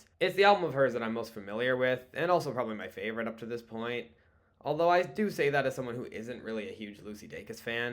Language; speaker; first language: English; native; English